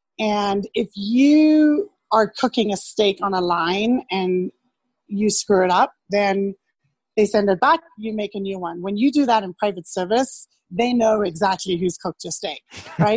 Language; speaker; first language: English; native; English